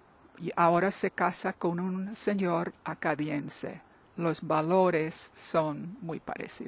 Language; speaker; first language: Spanish; non-native, fluent; English